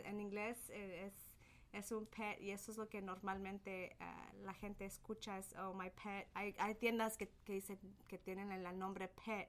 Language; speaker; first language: Spanish; early bilingual, heritage; Spanish